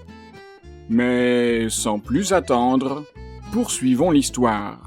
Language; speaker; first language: French; native; French